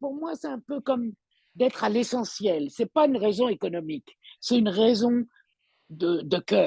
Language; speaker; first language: French; native; French